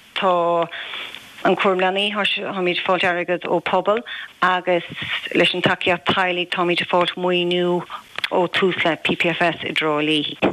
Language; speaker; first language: Irish; native; Irish